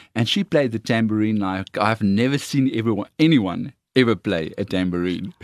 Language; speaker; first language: English; non-native, local second language; Afrikaans